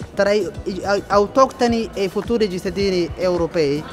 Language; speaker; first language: Italian; non-native, fluent; Somali